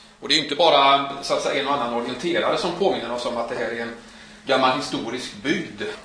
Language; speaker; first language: Swedish; native; Swedish